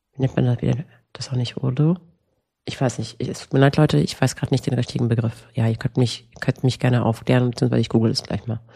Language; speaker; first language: German; native; German